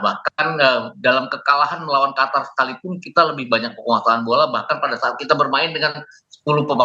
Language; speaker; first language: Indonesian; native; Indonesian